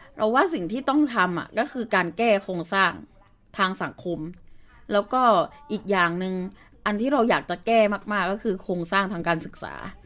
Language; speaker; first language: Thai; early bilingual, other home language; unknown